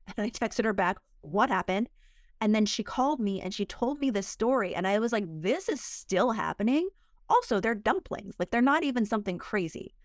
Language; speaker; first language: English; early bilingual, other home language; Korean